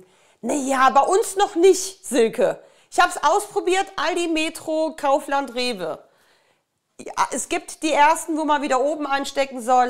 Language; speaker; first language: German; native; German